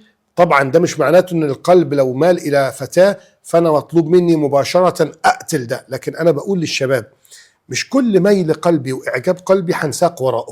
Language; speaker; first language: Arabic; native; Arabic